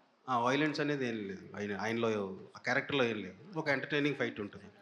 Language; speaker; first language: Telugu; native; Telugu